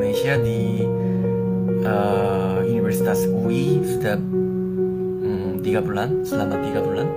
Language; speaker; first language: Indonesian; non-native, learner; Korean